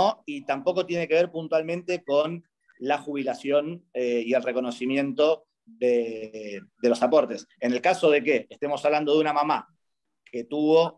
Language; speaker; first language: Spanish; native; Spanish